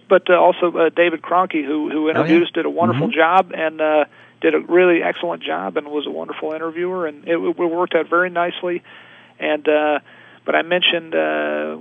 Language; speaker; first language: English; native; English